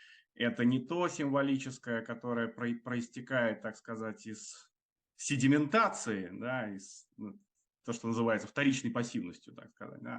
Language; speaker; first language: Russian; native; Russian